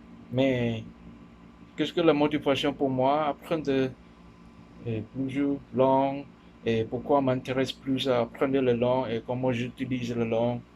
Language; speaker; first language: French; non-native, learner; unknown